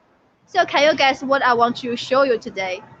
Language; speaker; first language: English; non-native, fluent; Chinese